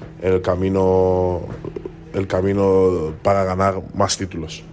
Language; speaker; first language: Spanish; non-native, learner; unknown